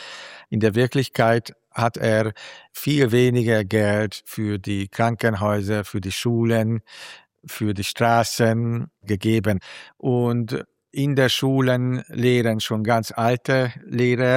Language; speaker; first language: German; non-native, fluent; Hungarian